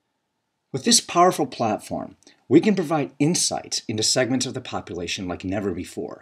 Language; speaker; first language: English; native; English